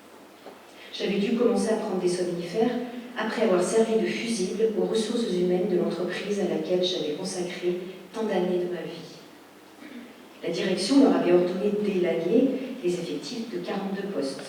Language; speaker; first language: French; native; French